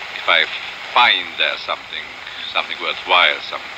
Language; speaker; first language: English; non-native, fluent; Hungarian